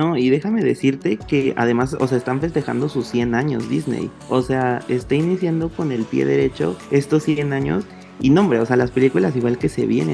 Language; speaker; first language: Spanish; native; Spanish